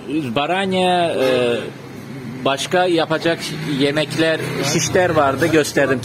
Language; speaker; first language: Turkish; non-native, learner; Russian